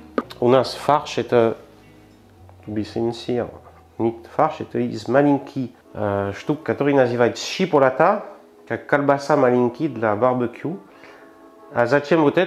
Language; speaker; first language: Russian; non-native, learner; French